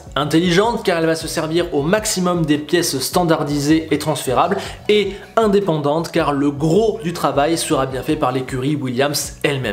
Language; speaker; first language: French; native; French